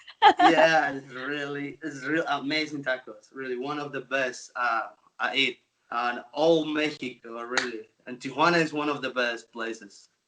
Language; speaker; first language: English; non-native, local second language; Spanish